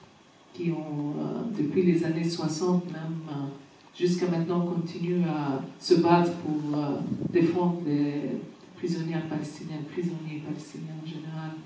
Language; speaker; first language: French; non-native, fluent; Arabic